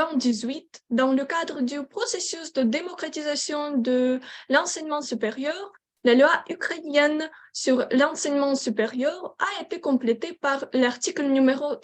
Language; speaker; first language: French; non-native, learner; Ukrainian